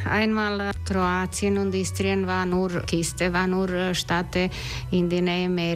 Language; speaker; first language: German; non-native, learner; Croatian